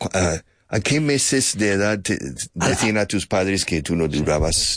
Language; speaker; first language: Spanish; non-native, fluent; English